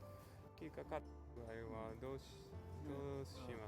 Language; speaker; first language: Japanese; non-native, learner; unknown